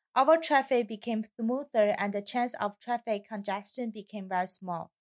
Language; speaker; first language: English; non-native, fluent; Chinese